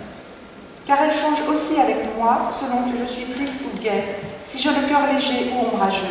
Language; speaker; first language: French; native; French